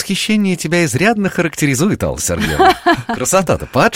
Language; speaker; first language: Russian; native; Russian